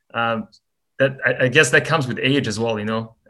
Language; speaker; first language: English; non-native, fluent; Serbian